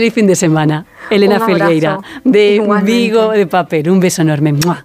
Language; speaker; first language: Spanish; native; Spanish